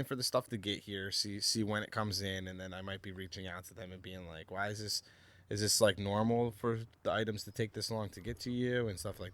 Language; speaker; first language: English; native; English